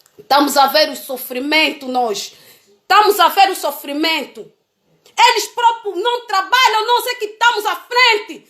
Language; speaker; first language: Portuguese; native; Portuguese